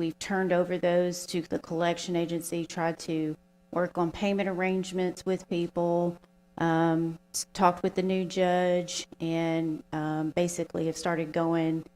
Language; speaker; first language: English; native; English